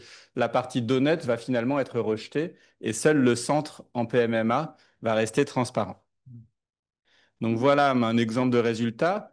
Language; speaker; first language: French; native; French